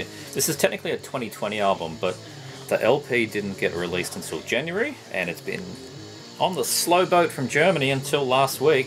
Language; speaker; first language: English; native; English